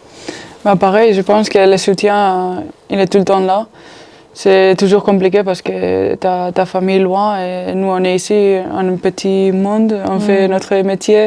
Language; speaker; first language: French; non-native, fluent; Spanish